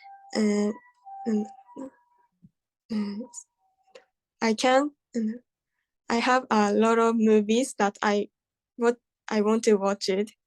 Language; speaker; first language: English; non-native, learner; Japanese